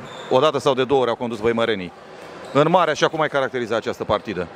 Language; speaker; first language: Romanian; native; Romanian